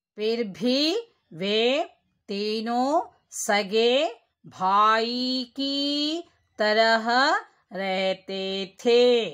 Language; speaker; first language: Hindi; non-native, local second language; Kannada